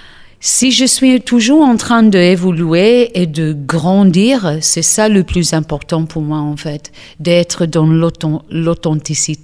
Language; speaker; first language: French; non-native, fluent; English